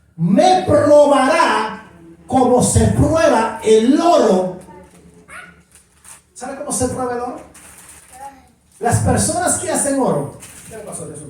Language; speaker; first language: Spanish; native; Spanish